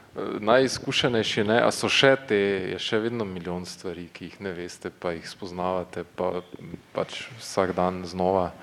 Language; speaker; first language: Slovenian; native; Slovenian